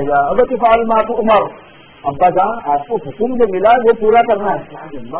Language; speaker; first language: Urdu; native; Urdu